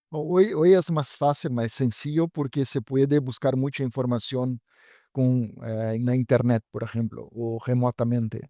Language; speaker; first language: Spanish; non-native, fluent; Portuguese